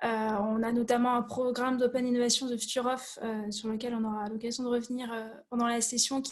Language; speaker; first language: French; native; French